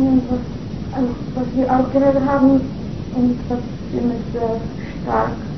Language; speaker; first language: German; non-native, fluent; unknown